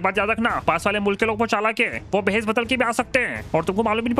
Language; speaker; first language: Hindi; native; Hindi